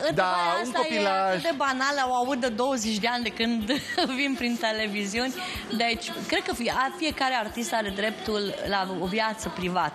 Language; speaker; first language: Romanian; native; Romanian